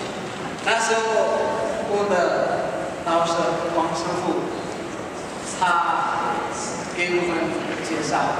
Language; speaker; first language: Chinese; non-native, fluent; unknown